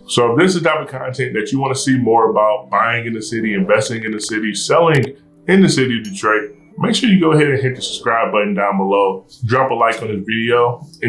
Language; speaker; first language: English; native; English